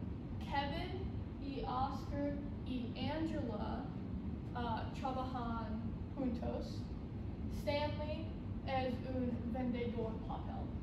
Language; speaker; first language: Spanish; non-native, learner; English